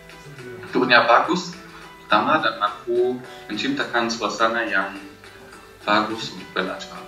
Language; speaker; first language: Indonesian; non-native, learner; German